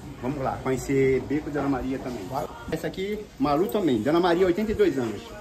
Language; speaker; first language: Portuguese; native; Portuguese